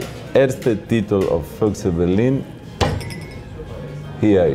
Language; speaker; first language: German; non-native, learner; Russian